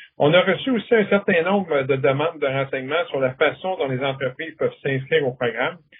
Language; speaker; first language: French; native; French